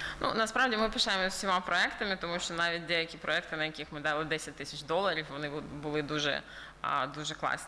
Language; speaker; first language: Ukrainian; early bilingual, heritage; Ukrainian